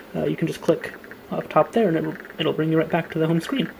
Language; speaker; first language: English; native; English